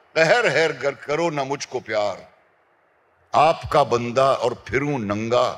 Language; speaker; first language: Hindi; native; Hindi